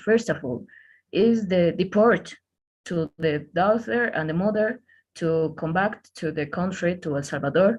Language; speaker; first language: English; non-native, learner; Spanish